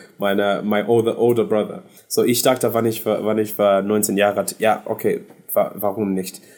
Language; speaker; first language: German; non-native, learner; English